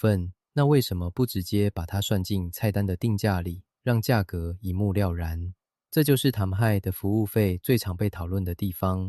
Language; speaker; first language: Chinese; native; Chinese